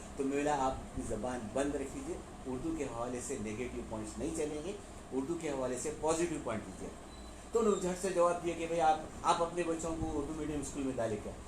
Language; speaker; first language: Urdu; native; Urdu